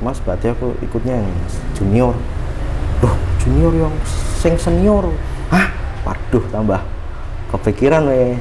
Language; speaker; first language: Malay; non-native, local second language; Javanese